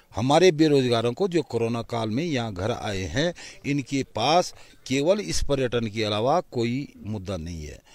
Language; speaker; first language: Hindi; native; Hindi